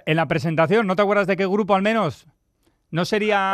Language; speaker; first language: Spanish; native; Spanish